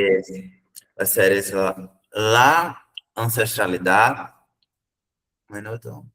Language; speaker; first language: Spanish; non-native, learner; Portuguese